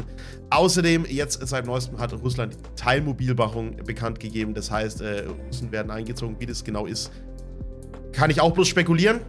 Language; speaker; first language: German; native; German